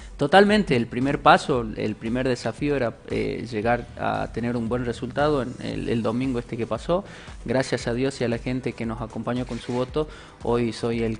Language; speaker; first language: Spanish; native; Spanish